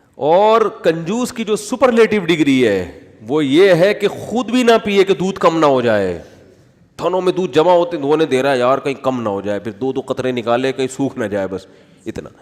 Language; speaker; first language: Urdu; native; Urdu